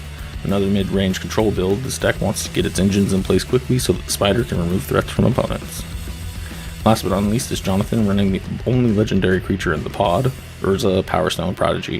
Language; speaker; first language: English; native; English